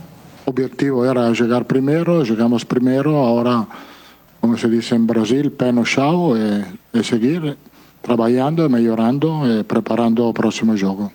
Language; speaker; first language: Portuguese; non-native, fluent; Italian